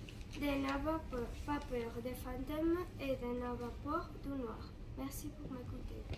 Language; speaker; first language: French; non-native, learner; Catalan